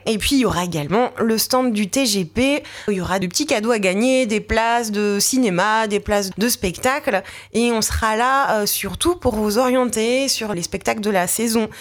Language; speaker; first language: French; native; French